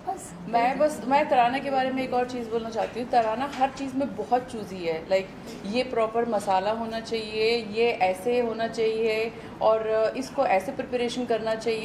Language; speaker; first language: Hindi; native; Hindi